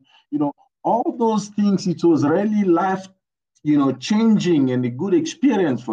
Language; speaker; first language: English; non-native, fluent; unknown